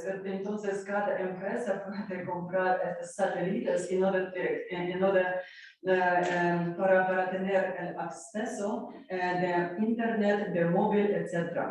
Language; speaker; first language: Spanish; non-native, learner; Ukrainian